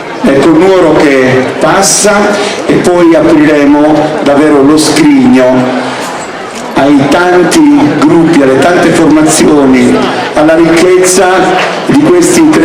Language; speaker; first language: Italian; native; Italian